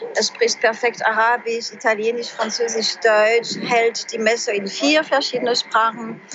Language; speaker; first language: German; non-native, fluent; French